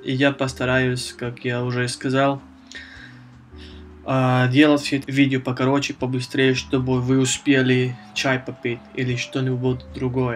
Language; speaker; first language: Russian; non-native, fluent; Spanish